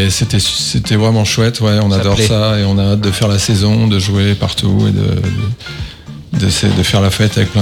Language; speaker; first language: French; native; French